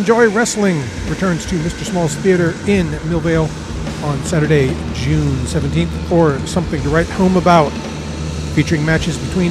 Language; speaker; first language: English; native; English